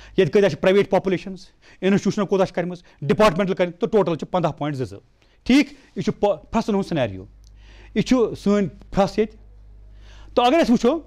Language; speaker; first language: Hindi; non-native, local second language; Kashmiri